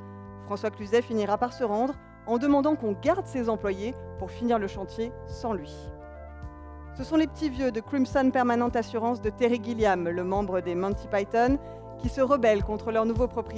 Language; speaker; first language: French; native; French